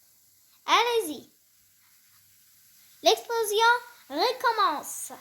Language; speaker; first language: French; non-native, learner; English